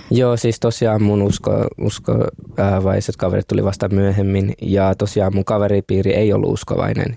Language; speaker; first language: Finnish; early bilingual, other home language; Kinyarwanda